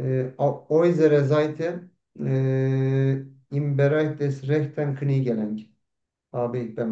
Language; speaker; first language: German; non-native, learner; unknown